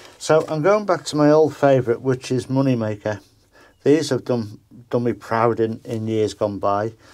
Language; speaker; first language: English; native; English